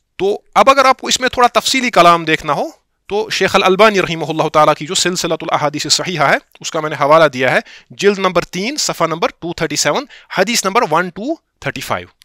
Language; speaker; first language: Urdu; non-native, local second language; Kashmiri